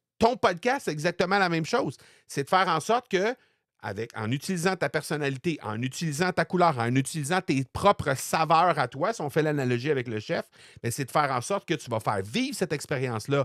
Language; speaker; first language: French; native; French